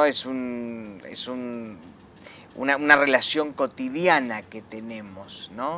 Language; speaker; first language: Spanish; native; Spanish